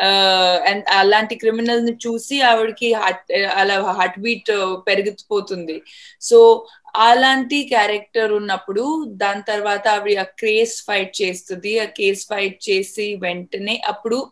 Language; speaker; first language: Telugu; non-native, fluent; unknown